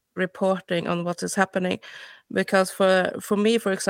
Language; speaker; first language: English; non-native, fluent; Swedish